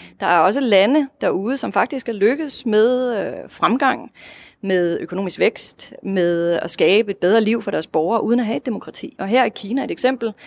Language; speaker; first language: Danish; non-native, fluent; Russian